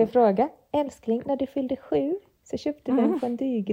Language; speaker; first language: Swedish; native; Swedish